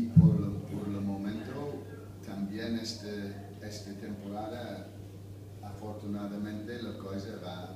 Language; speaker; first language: Spanish; non-native, fluent; English